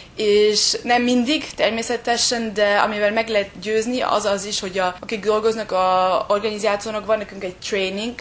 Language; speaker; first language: Hungarian; early bilingual, heritage; German